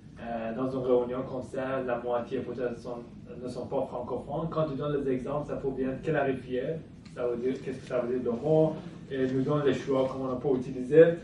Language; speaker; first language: French; non-native, fluent; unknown